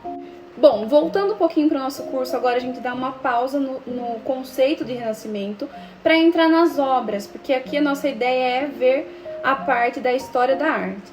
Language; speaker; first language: Portuguese; native; Portuguese